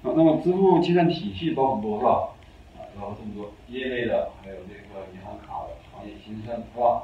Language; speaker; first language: Chinese; native; Chinese